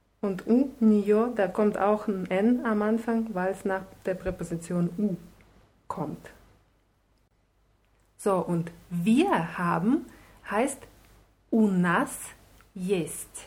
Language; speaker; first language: German; non-native, fluent; Russian